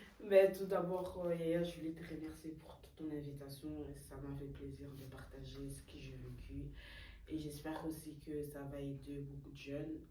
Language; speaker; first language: French; early bilingual, other home language; Lingala